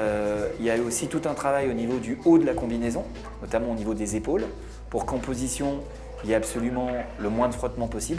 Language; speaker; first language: French; native; French